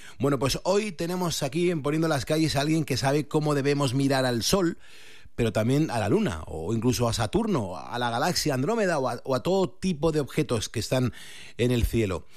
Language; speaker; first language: Spanish; native; Spanish